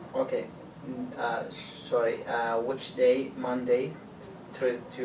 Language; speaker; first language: English; non-native, learner; Arabic